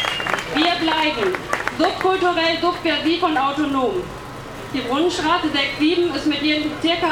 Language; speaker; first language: German; native; German